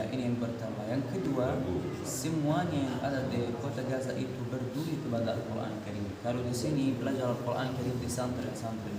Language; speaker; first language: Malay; non-native, fluent; Arabic